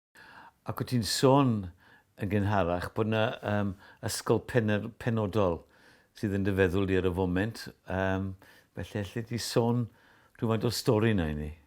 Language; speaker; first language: Welsh; native; Welsh